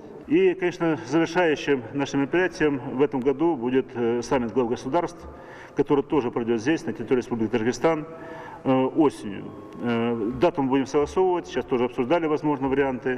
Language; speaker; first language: Russian; native; Russian